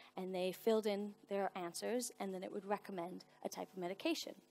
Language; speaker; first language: English; native; English